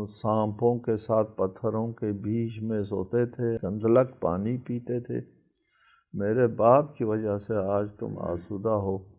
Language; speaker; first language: Urdu; non-native, local second language; Balti